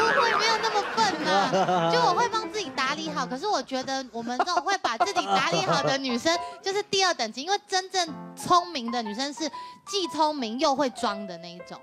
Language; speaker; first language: Chinese; native; Chinese